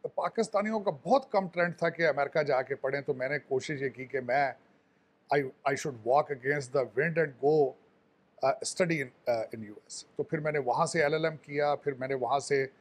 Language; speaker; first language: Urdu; non-native, local second language; Punjabi